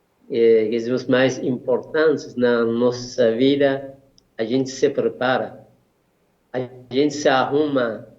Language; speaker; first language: Portuguese; non-native, learner; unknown